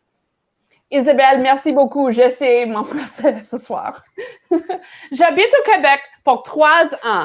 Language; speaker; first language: French; non-native, learner; English